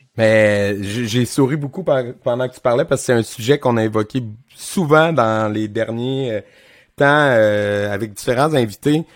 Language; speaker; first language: French; native; French